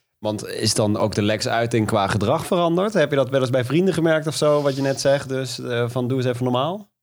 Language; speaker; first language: Dutch; native; Dutch